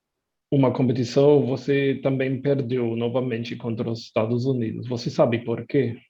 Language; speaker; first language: Portuguese; non-native, fluent; German